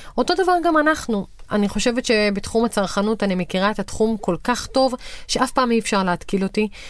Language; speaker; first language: Hebrew; native; Hebrew